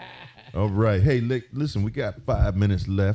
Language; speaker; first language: English; native; English